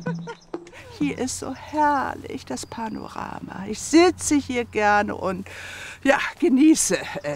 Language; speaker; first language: German; native; German